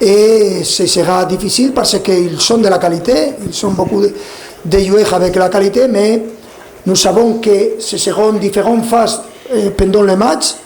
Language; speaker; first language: French; non-native, fluent; Spanish